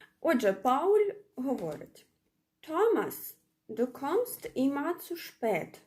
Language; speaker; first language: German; non-native, fluent; Ukrainian